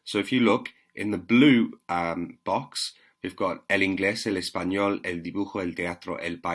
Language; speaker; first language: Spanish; non-native, fluent; English